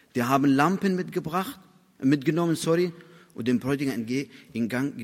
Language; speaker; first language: German; non-native, fluent; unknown